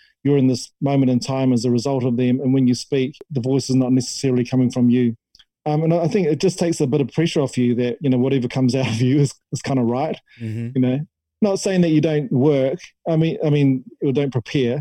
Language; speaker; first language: English; native; English